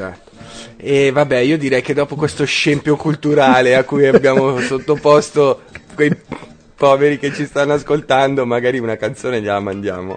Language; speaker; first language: Italian; native; Italian